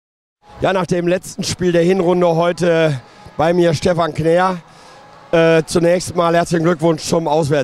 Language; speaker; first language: German; native; German